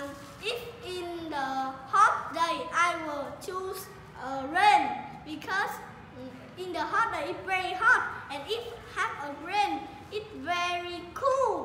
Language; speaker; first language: English; non-native, learner; Vietnamese